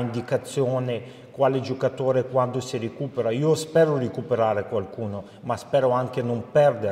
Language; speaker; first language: Italian; non-native, fluent; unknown